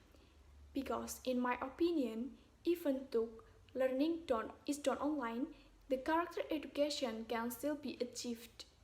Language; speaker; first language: English; non-native, learner; Indonesian